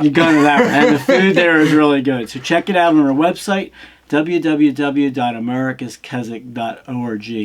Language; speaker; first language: English; native; English